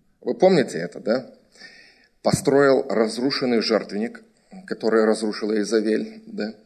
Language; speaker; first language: Russian; early bilingual, heritage; Russian